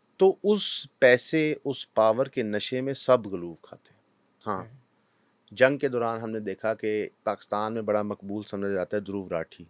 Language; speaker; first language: Urdu; non-native, local second language; Punjabi